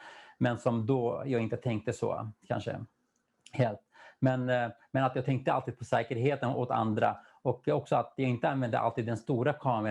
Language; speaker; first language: Swedish; non-native, fluent; Kurdish